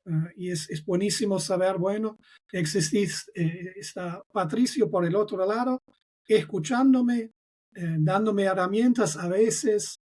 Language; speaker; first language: Spanish; non-native, fluent; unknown